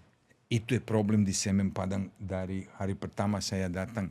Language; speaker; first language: Indonesian; non-native, fluent; Serbian